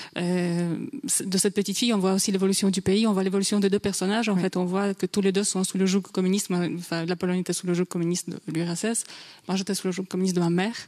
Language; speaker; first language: French; non-native, fluent; Polish